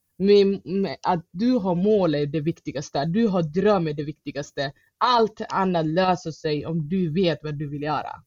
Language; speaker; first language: Swedish; non-native, fluent; Somali